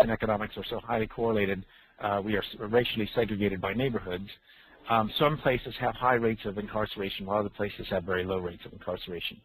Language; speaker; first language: English; native; English